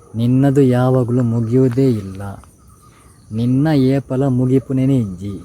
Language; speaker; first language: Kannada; non-native, local second language; Tulu